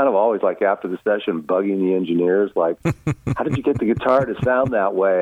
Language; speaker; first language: English; native; English